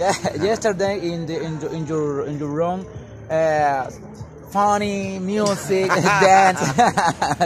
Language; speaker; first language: English; non-native, learner; Spanish